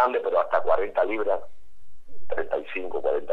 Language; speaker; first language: Spanish; native; Spanish